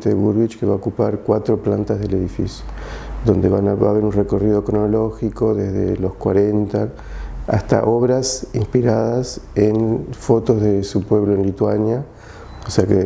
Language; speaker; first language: Spanish; native; Spanish